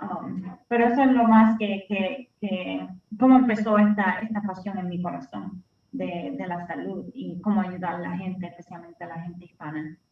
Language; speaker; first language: Spanish; early bilingual, heritage; Spanish